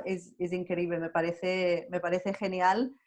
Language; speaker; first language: Spanish; non-native, fluent; English